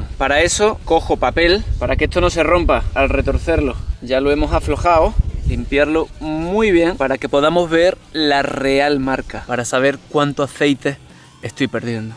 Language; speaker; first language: Spanish; native; Spanish